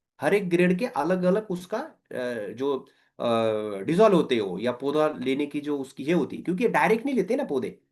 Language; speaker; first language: Hindi; non-native, local second language; Marathi